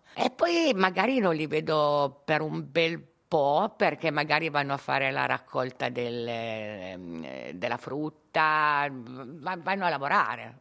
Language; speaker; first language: Italian; native; Italian